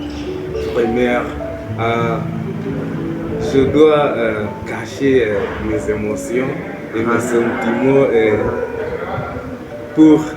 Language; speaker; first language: French; non-native, learner; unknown